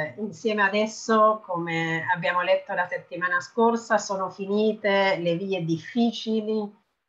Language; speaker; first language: Italian; non-native, fluent; Spanish